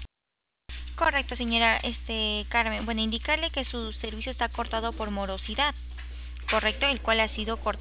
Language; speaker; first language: Spanish; native; Spanish